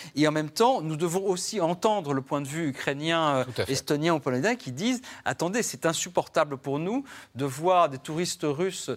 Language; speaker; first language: French; native; French